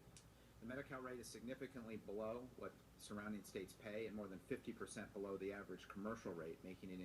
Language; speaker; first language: English; native; English